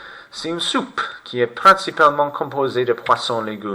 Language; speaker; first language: French; non-native, fluent; English